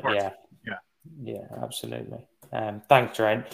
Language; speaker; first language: English; native; English